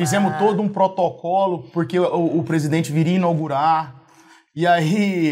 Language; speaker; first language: Portuguese; native; Portuguese